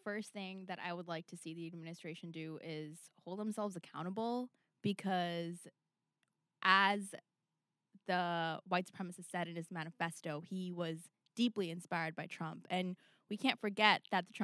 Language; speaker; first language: English; non-native, local second language; Urdu